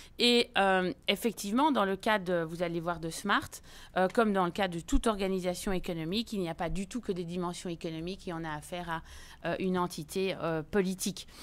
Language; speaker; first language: French; native; French